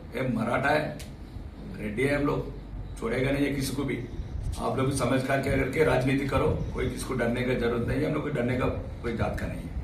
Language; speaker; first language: Hindi; non-native, local second language; Telugu